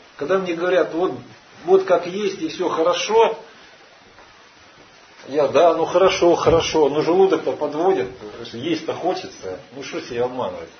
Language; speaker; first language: Russian; native; Russian